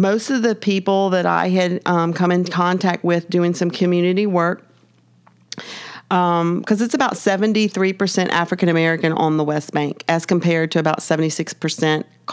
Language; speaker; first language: English; native; English